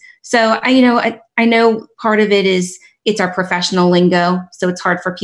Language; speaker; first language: English; native; English